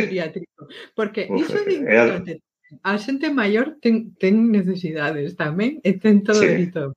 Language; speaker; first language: Galician; non-native, local second language; Spanish